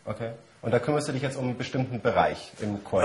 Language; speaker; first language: German; native; German